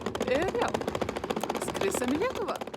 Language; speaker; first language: Lithuanian; non-native, fluent; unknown